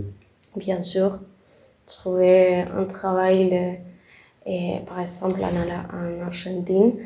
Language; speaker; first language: French; non-native, learner; Spanish